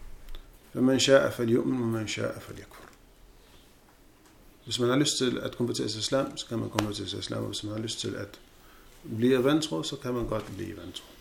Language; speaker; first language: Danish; non-native, fluent; Arabic